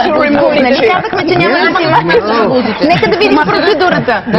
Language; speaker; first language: Bulgarian; native; Bulgarian